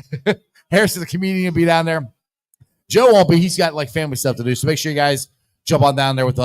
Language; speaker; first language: English; native; English